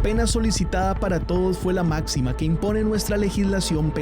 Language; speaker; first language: Spanish; native; Spanish